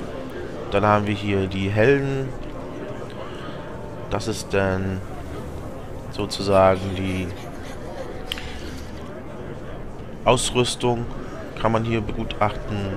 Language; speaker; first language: German; native; German